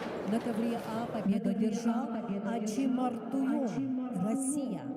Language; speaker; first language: Russian; native; Russian